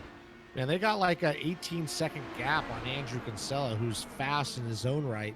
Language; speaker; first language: English; native; English